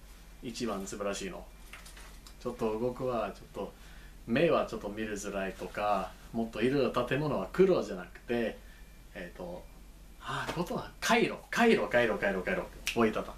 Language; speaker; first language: Japanese; non-native, learner; English